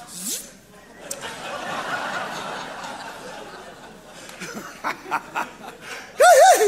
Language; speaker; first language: English; native; English